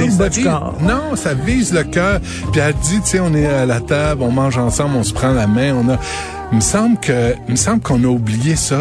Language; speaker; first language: French; native; French